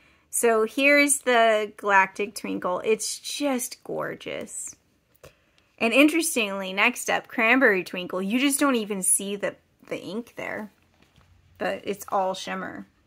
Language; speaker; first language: English; native; English